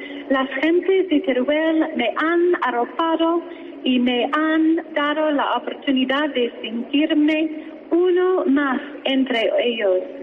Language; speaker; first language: Spanish; non-native, fluent; English